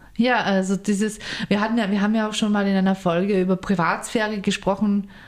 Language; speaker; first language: German; early bilingual, other home language; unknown